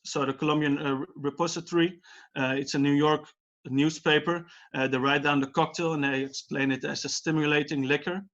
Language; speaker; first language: English; non-native, fluent; Dutch